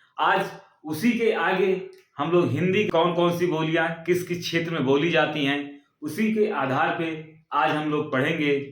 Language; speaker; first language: Hindi; native; Hindi